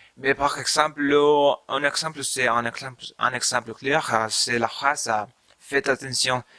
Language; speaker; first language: French; non-native, learner; Spanish